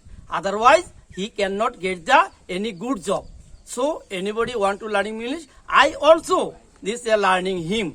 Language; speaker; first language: English; non-native, learner; Bangla